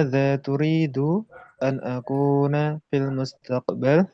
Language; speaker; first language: Arabic; non-native, learner; Indonesian